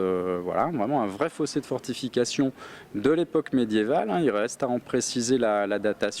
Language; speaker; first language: French; native; French